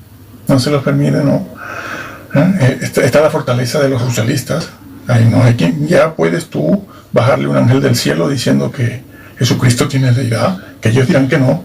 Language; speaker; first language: Spanish; native; Spanish